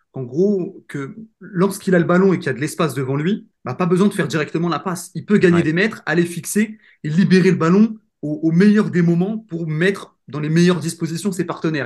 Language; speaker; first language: French; native; French